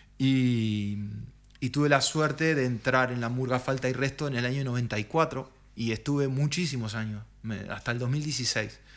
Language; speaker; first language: Spanish; native; Spanish